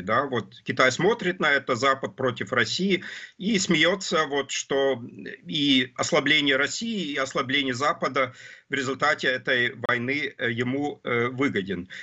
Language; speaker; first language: Russian; non-native, fluent; German